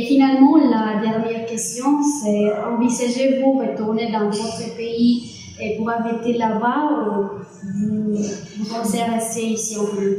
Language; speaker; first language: French; non-native, learner; Spanish